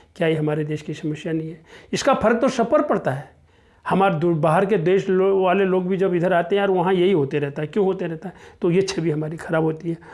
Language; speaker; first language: Hindi; non-native, local second language; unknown